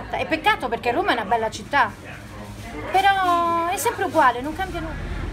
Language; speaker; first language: Italian; native; Italian